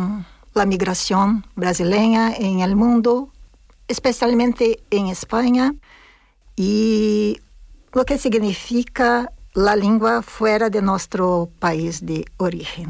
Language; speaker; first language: Spanish; non-native, fluent; Portuguese